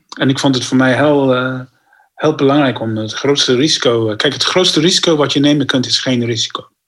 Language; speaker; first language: Dutch; non-native, fluent; English